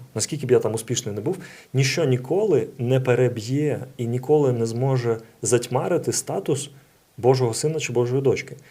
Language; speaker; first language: Ukrainian; non-native, local second language; Russian